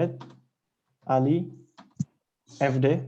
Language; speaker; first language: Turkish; non-native, fluent; Indonesian